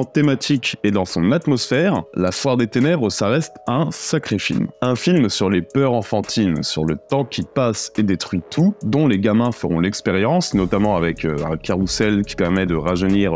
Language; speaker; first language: French; native; French